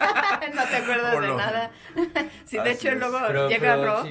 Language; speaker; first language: Spanish; native; Spanish